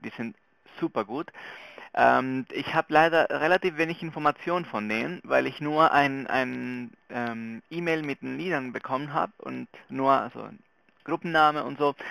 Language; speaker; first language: German; non-native, fluent; Spanish